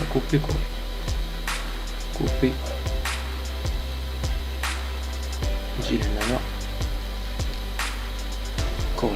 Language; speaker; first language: Arabic; native; Arabic